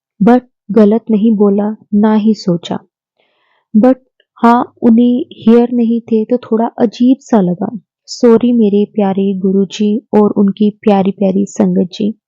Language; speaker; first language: Hindi; native; Hindi